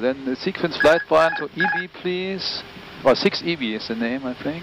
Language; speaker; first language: English; non-native, fluent; German